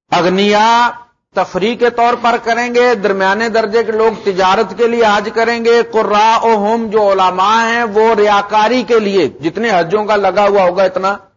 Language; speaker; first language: Urdu; non-native, local second language; Punjabi